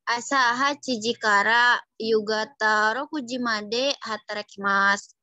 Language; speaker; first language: Japanese; non-native, learner; Indonesian